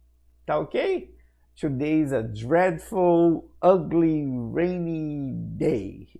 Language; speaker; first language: English; non-native, fluent; Portuguese